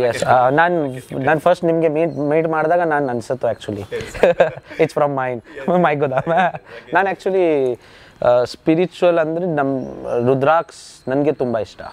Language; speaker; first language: Kannada; non-native, learner; Nepali